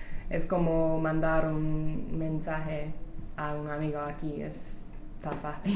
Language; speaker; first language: Spanish; non-native, fluent; English